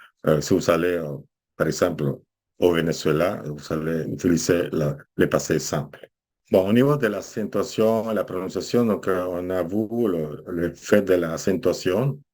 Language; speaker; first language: French; non-native, fluent; Spanish